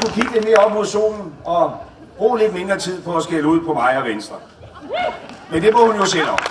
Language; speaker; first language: Danish; native; Danish